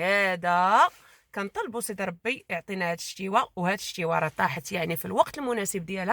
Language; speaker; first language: Arabic; native; Arabic